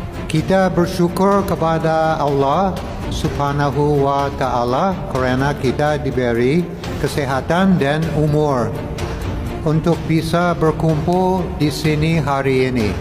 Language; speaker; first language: Indonesian; non-native, fluent; English